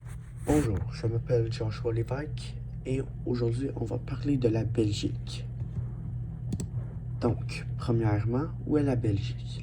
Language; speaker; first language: French; non-native, learner; English